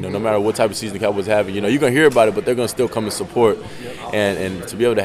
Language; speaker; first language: English; native; English